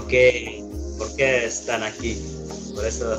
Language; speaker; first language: Spanish; non-native, learner; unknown